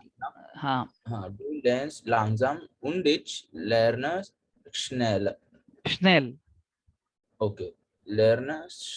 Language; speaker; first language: German; non-native, learner; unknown